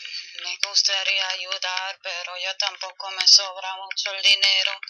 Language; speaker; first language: Spanish; non-native, fluent; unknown